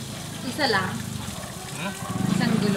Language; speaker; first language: Filipino; native; Filipino